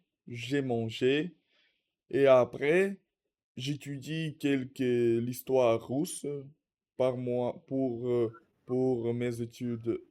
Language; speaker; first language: French; non-native, learner; Russian